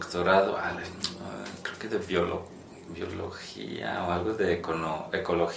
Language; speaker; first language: Spanish; non-native, fluent; Polish